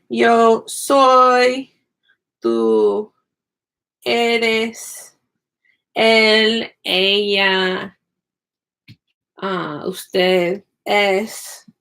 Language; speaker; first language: Spanish; non-native, fluent; English